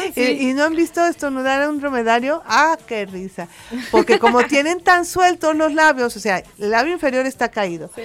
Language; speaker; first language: Spanish; native; Spanish